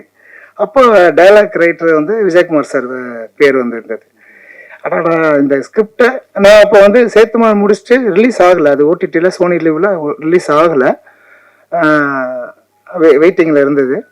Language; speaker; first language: Tamil; native; Tamil